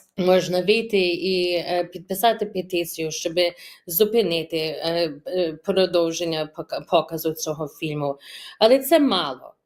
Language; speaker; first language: Ukrainian; early bilingual, heritage; Ukrainian